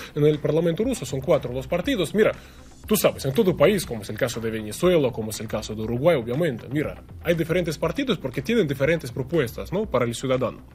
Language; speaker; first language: Spanish; non-native, fluent; Russian